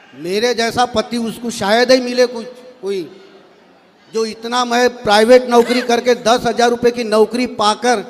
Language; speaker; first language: Hindi; native; Hindi